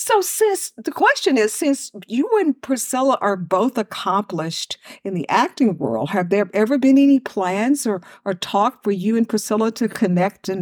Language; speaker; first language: English; native; English